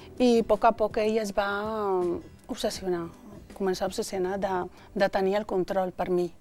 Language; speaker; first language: Catalan; early bilingual, other home language; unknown